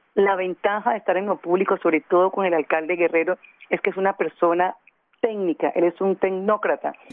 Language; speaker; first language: Spanish; native; Spanish